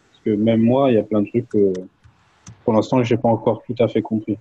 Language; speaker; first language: French; native; French